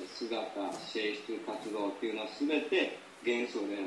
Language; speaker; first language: Japanese; native; Japanese